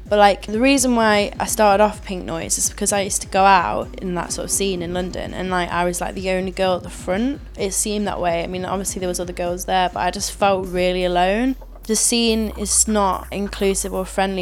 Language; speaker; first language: English; native; English